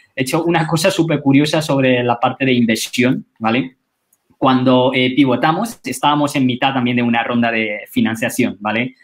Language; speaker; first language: Spanish; non-native, fluent; Chinese